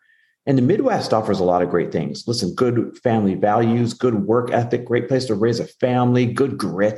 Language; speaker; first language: English; native; English